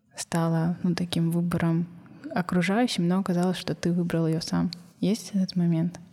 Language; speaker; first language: Russian; native; Russian